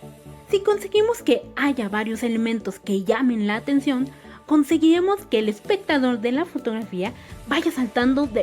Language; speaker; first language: Spanish; native; Spanish